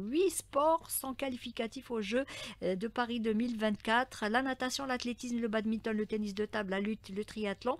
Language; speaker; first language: French; non-native, local second language; Arabic